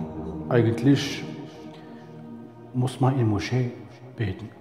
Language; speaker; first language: German; non-native, fluent; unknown